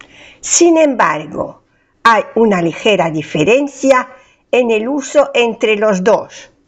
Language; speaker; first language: Spanish; non-native, fluent; French